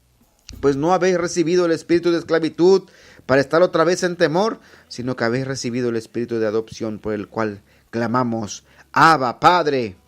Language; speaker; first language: Spanish; native; Spanish